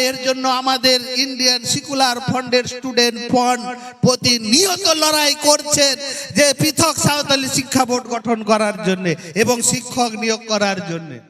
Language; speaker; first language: Bangla; non-native, local second language; Santali